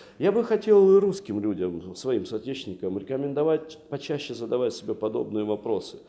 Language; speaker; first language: Russian; native; Russian